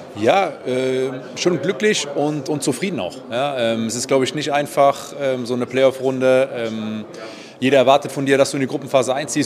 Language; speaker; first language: German; native; German